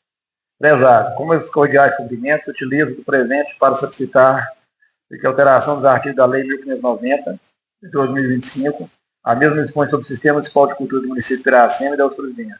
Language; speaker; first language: Portuguese; native; Portuguese